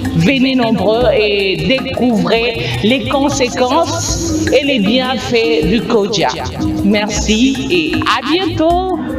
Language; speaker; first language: French; non-native, local second language; Lingala